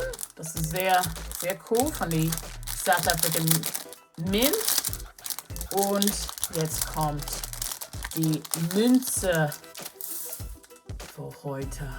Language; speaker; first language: German; non-native, learner; English